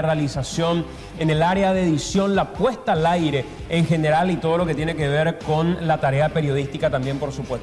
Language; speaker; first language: Spanish; native; Spanish